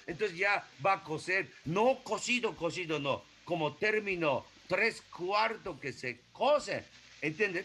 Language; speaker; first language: Spanish; non-native, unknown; Japanese